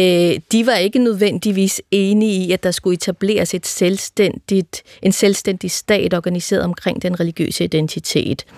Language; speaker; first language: Danish; native; Danish